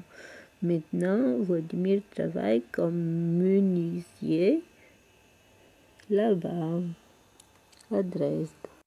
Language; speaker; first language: French; non-native, fluent; Russian